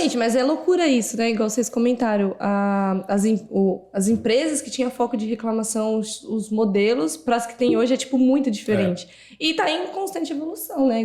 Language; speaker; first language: Portuguese; native; Portuguese